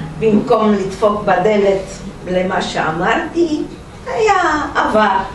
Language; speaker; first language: Hebrew; non-native, fluent; Romanian